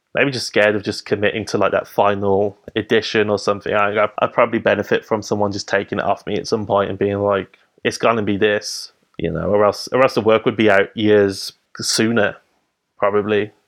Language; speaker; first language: English; native; English